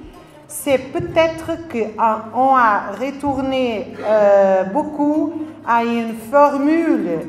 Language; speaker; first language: French; non-native, learner; Spanish